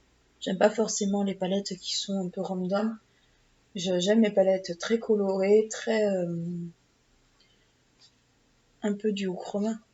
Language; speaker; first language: French; native; French